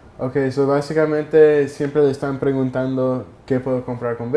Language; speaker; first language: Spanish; early bilingual, heritage; Spanish